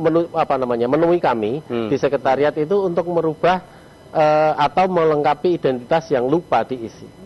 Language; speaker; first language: Indonesian; native; Indonesian